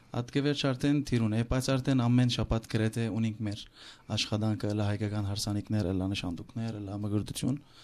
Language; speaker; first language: Armenian; native; Armenian